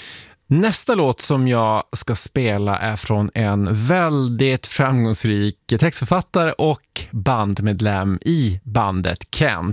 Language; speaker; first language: Swedish; native; Swedish